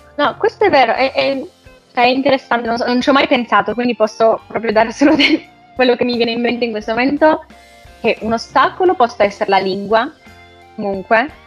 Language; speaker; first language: Italian; native; Italian